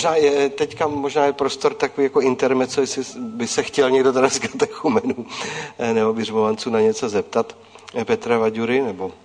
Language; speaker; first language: Czech; native; Czech